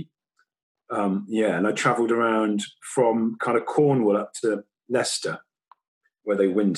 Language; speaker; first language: English; native; English